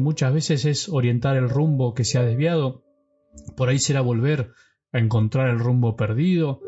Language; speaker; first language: Spanish; native; Spanish